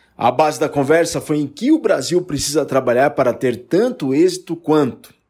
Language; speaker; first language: Portuguese; native; Portuguese